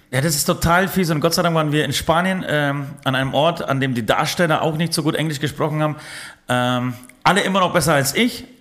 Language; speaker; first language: German; early bilingual, other home language; Polish